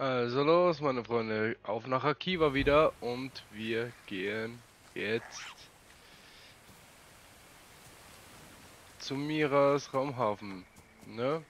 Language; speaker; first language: German; native; German